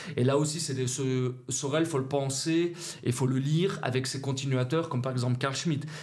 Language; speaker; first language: French; native; French